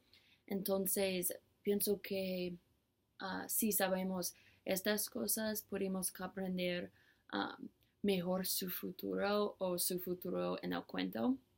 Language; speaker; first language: Spanish; non-native, learner; English